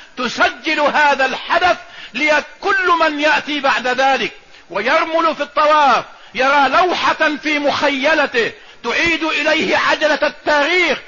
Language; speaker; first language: Arabic; native; Arabic